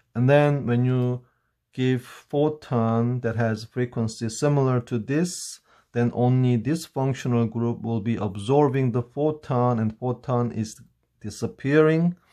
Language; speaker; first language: English; non-native, fluent; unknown